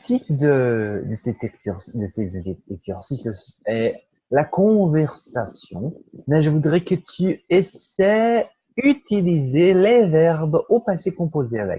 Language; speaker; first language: French; non-native, fluent; Portuguese